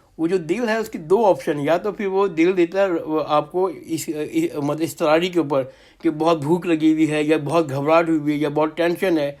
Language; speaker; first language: Urdu; native; Urdu